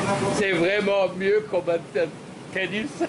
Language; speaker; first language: French; non-native, learner; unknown